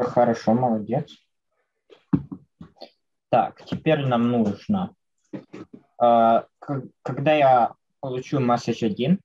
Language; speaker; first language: Russian; native; Russian